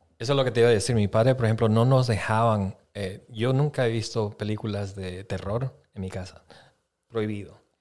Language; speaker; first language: Spanish; early bilingual, heritage; Spanish